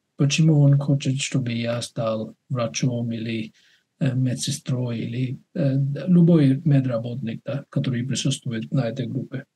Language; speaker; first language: Russian; non-native, fluent; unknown